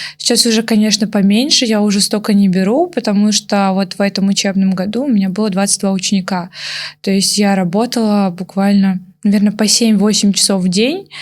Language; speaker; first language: Russian; native; Russian